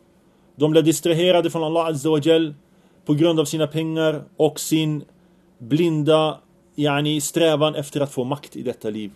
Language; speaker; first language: Swedish; early bilingual, other home language; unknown